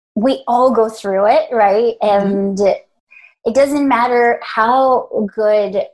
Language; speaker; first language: English; early bilingual, other home language; Spanish